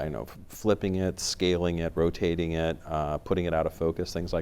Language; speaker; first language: English; native; English